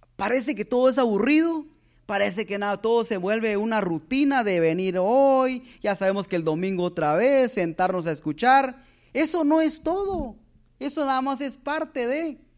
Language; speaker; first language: Spanish; native; Spanish